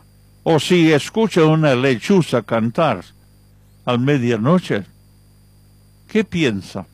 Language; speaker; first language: Spanish; non-native, fluent; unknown